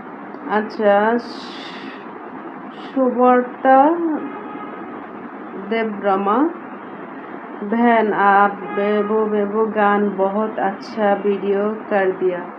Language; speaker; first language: Hindi; non-native, learner; Bangla